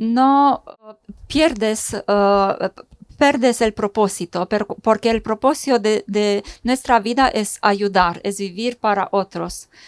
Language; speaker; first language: Spanish; non-native, fluent; Romanian